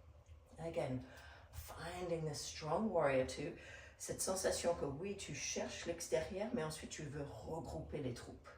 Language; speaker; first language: French; non-native, fluent; English